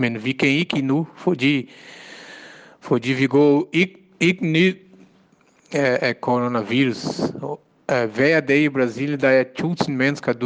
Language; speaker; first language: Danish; non-native, learner; Portuguese